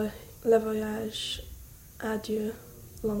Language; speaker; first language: French; non-native, learner; English